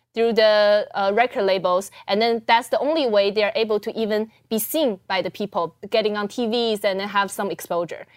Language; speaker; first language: English; early bilingual, other home language; Chinese